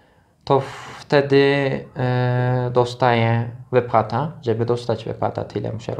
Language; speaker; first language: Polish; non-native, learner; Turkish